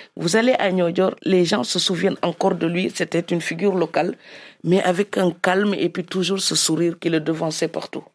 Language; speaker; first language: French; non-native, local second language; Serer